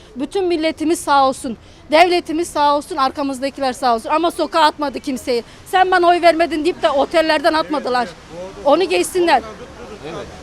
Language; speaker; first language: Turkish; native; Turkish